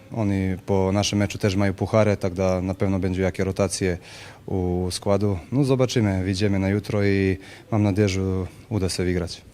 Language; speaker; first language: Polish; non-native, learner; Serbian